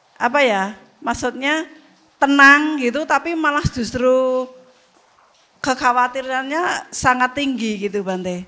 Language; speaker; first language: Indonesian; non-native, local second language; Javanese